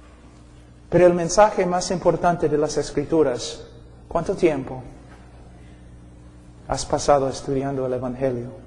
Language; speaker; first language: Spanish; non-native, fluent; English